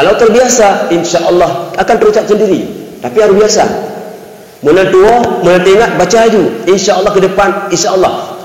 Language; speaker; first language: Malay; non-native, local second language; Achinese